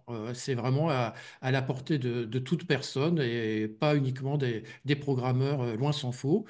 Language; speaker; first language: French; native; French